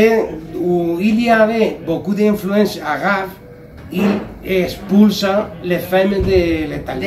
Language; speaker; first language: French; non-native, learner; Spanish